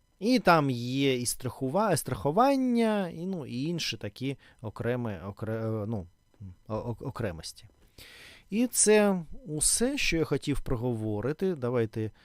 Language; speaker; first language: Ukrainian; non-native, local second language; Russian